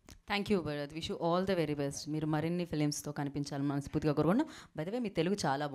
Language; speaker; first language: Telugu; native; Telugu